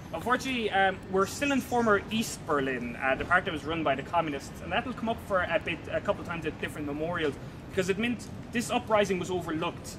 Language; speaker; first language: English; native; English